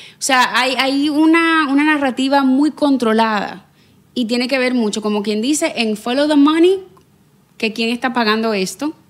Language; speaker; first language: Spanish; native; Spanish